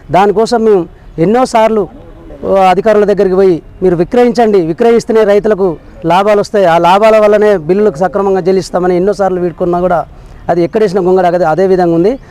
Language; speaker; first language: Telugu; native; Telugu